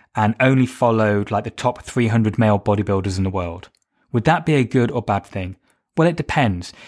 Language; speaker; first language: English; native; English